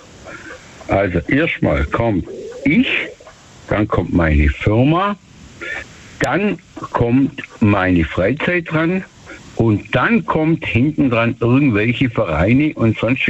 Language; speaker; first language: German; native; German